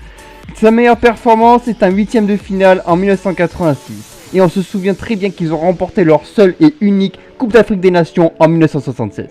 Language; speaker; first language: French; native; French